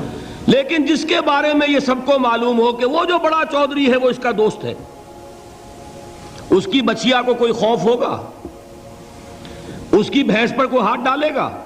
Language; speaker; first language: Urdu; native; Urdu